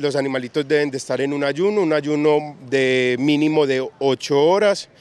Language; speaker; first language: Spanish; native; Spanish